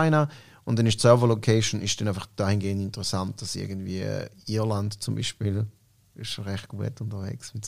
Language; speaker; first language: German; native; German